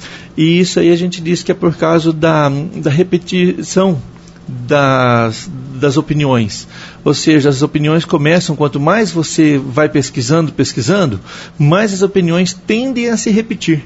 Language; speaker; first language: Portuguese; native; Portuguese